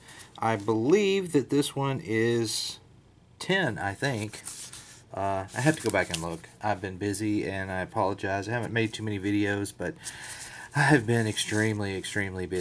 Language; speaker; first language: English; native; English